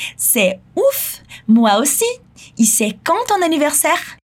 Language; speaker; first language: French; non-native, fluent; Portuguese